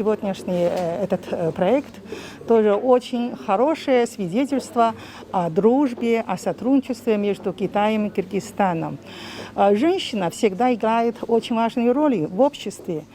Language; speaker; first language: Russian; non-native, fluent; Chinese